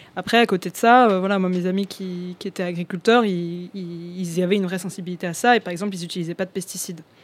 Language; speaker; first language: French; native; French